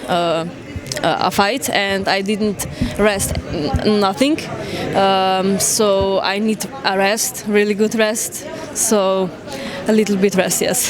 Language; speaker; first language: English; non-native, learner; Slovenian